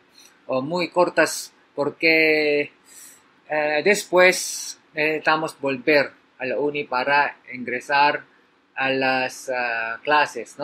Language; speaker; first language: Spanish; non-native, learner; Filipino